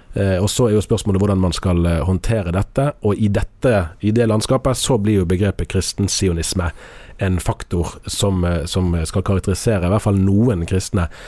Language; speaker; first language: Norwegian; native; Norwegian